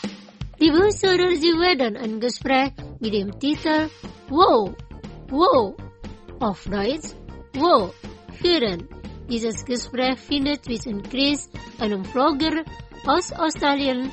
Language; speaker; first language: German; non-native, fluent; Indonesian